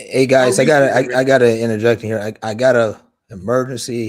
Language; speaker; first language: English; native; English